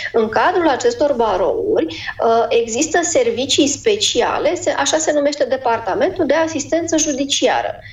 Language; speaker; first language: Romanian; native; Romanian